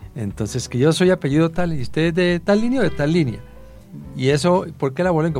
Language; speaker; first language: Spanish; native; Spanish